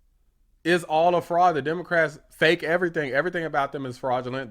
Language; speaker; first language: English; native; English